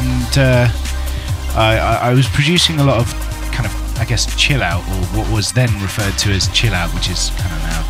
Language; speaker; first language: English; native; English